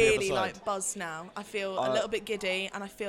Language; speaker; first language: English; native; English